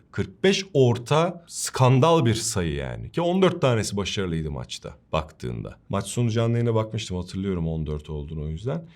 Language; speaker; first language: Turkish; native; Turkish